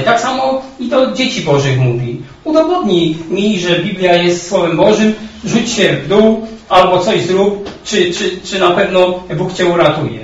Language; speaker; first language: Polish; native; Polish